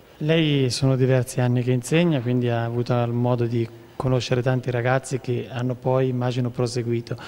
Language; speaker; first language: Italian; native; Italian